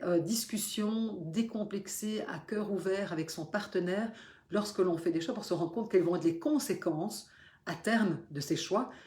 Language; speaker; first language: French; native; French